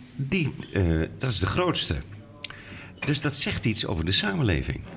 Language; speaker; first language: Dutch; native; Dutch